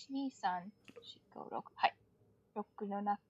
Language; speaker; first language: Japanese; non-native, learner; English